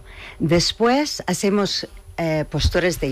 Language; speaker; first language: Spanish; non-native, fluent; English